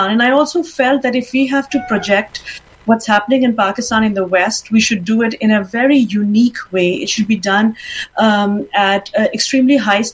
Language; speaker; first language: English; non-native, local second language; Urdu